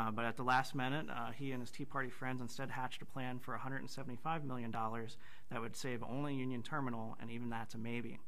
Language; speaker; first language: English; native; English